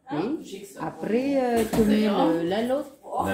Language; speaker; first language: French; non-native, learner; Filipino